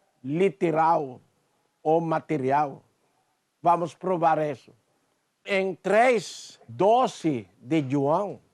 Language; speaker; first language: Portuguese; non-native, learner; Filipino